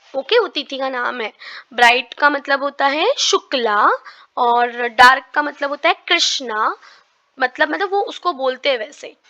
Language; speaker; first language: Hindi; non-native, local second language; Marathi